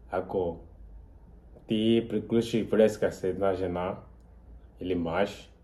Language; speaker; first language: Bulgarian; non-native, learner; Portuguese